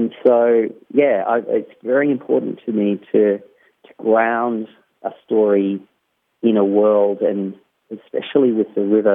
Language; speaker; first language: English; native; English